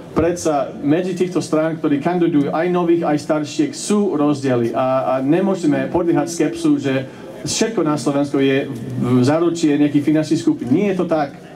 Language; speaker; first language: Slovak; non-native, fluent; English